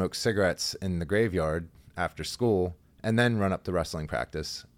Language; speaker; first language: English; native; English